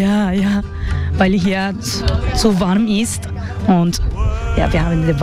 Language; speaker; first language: German; non-native, learner; Spanish